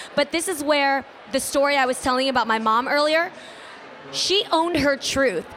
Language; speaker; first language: English; native; English